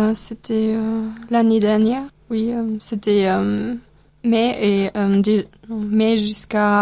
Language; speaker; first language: French; non-native, learner; German